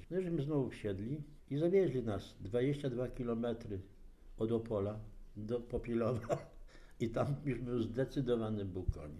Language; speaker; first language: Polish; native; Polish